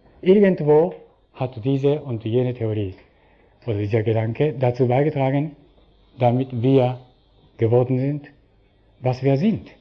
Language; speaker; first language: German; non-native, fluent; Japanese